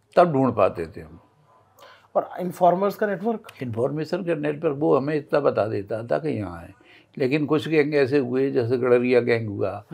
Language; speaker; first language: Hindi; native; Hindi